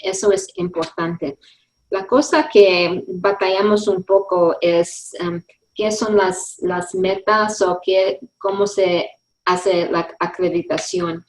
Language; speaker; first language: Spanish; early bilingual, heritage; English